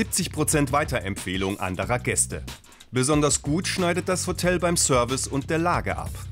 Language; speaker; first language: German; native; German